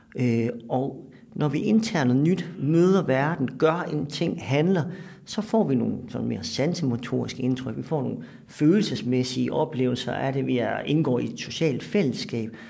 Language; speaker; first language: Danish; native; Danish